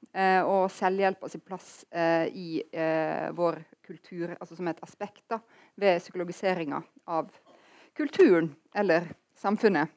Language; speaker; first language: Norwegian; native; Norwegian